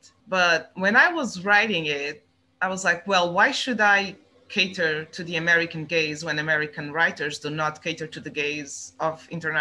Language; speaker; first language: English; non-native, fluent; Portuguese